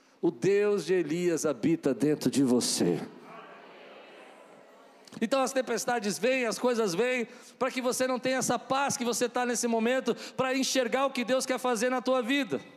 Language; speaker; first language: Portuguese; native; Portuguese